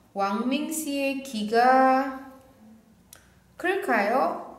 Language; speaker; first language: Korean; non-native, fluent; Indonesian